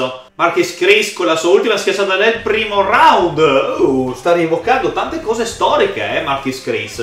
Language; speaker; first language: Italian; native; Italian